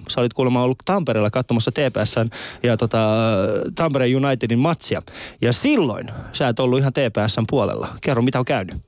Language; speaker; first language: Finnish; early bilingual, other home language; Persian